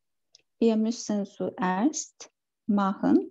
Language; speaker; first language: German; non-native, learner; Turkish